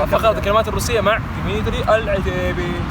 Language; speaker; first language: Arabic; native; Arabic